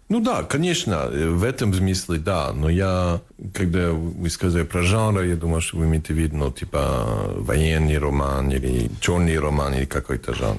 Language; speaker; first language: Russian; non-native, fluent; English